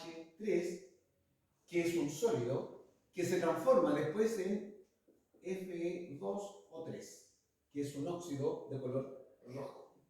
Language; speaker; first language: Spanish; native; Spanish